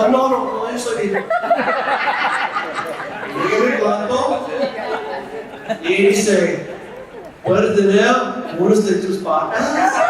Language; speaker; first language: Spanish; non-native, fluent; English